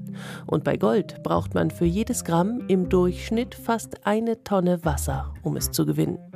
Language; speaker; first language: German; native; German